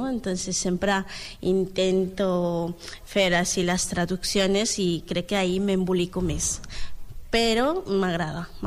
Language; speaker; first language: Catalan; non-native, learner; Spanish